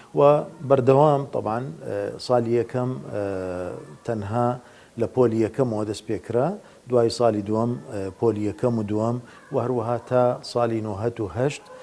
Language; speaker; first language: Central Kurdish; non-native, local second language; Assyrian Neo-Aramaic